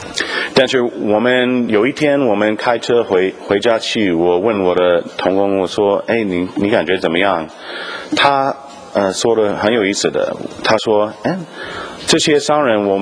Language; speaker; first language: Chinese; non-native, fluent; English